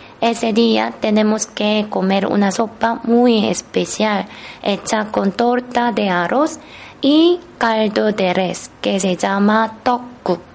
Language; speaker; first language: Spanish; non-native, fluent; Korean